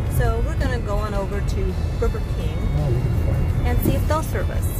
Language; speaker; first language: English; native; English